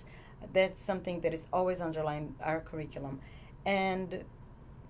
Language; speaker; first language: English; non-native, fluent; Portuguese